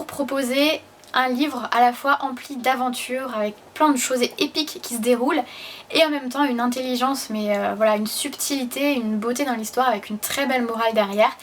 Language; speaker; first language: French; native; French